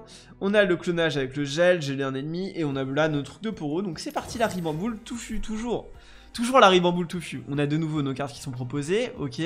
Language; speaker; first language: French; native; French